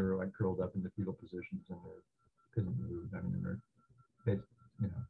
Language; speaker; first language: English; native; English